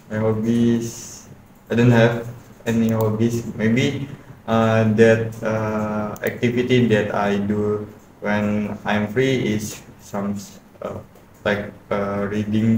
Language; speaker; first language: English; non-native, learner; Indonesian